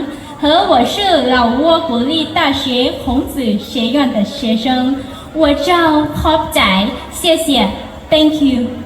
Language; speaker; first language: Chinese; non-native, learner; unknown